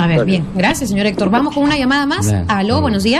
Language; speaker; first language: Spanish; native; Spanish